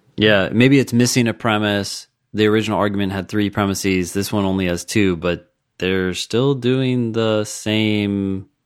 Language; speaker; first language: English; native; English